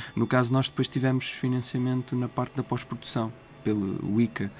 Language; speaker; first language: Portuguese; native; Portuguese